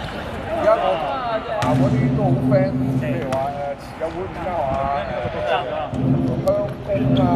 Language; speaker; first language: Chinese; native; Chinese